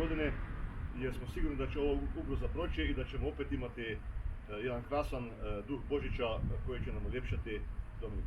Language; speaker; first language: Bosnian; native; Bosnian